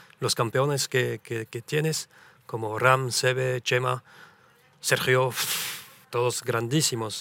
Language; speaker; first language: Spanish; early bilingual, heritage; French